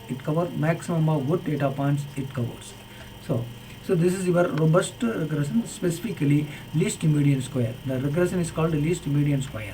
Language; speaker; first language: English; non-native, local second language; Tamil